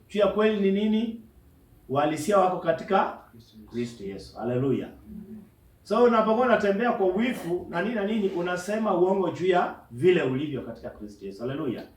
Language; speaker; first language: Swahili; non-native, local second language; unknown